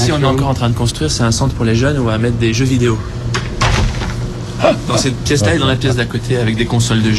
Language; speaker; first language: French; native; French